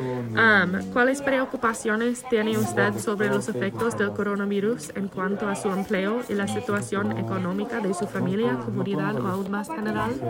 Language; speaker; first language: Spanish; non-native, fluent; English